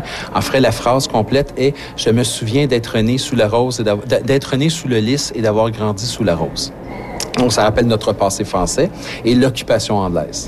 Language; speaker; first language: French; native; French